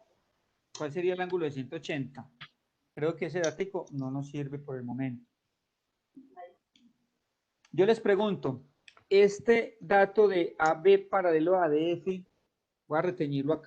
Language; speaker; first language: Spanish; native; Spanish